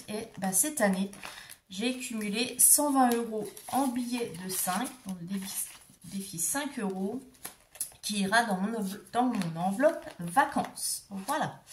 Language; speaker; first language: French; native; French